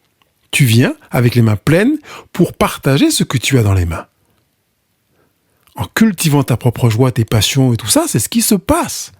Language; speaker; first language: French; native; French